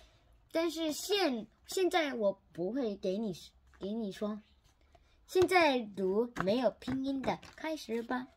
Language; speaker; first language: Chinese; non-native, learner; Korean